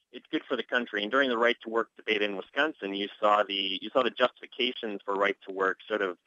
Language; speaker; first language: English; native; English